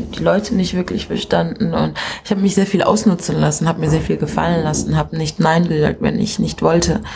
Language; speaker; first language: German; early bilingual, other home language; Swahili